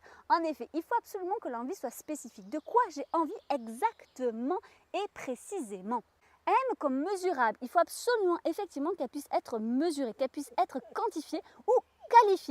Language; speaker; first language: French; native; French